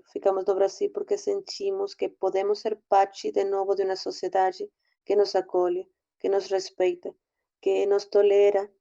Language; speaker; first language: Portuguese; non-native, fluent; Spanish